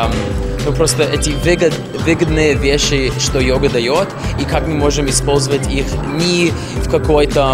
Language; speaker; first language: Russian; non-native, fluent; English